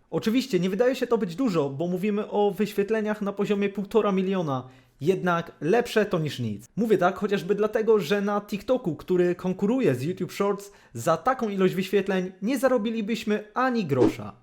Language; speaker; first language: Polish; native; Polish